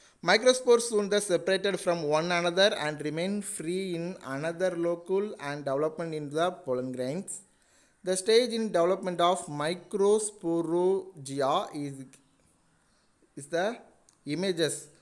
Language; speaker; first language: English; non-native, local second language; Tamil